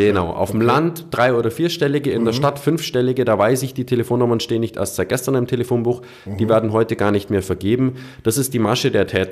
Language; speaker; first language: German; native; German